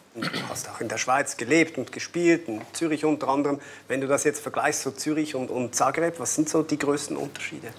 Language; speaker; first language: German; native; German